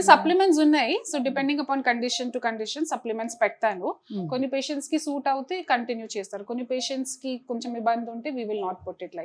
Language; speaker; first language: Telugu; non-native, fluent; Hindi